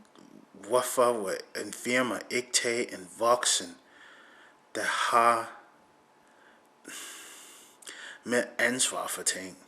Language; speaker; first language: Danish; non-native, learner; English